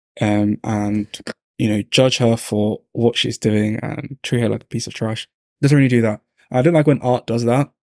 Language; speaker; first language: English; native; English